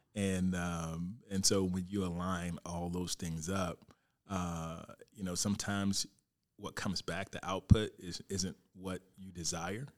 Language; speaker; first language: English; native; English